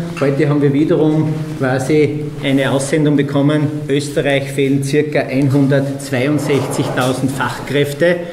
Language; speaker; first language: German; native; German